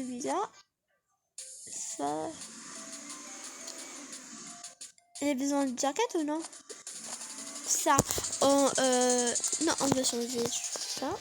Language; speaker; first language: French; non-native, learner; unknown